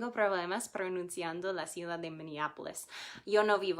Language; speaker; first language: Spanish; non-native, fluent; English